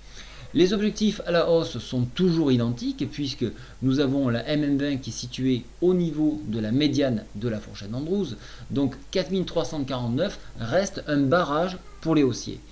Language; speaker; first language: French; native; French